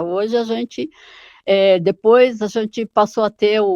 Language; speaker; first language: Portuguese; native; Portuguese